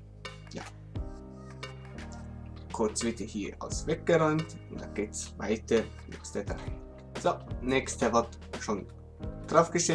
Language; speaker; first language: German; non-native, local second language; Swiss German